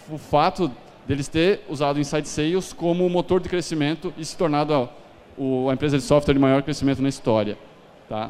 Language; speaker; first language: Portuguese; native; Portuguese